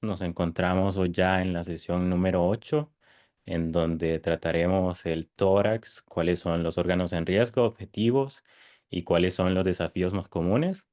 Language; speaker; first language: Spanish; native; Spanish